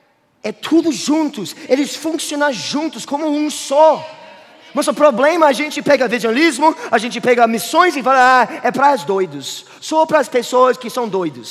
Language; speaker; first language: Portuguese; non-native, fluent; English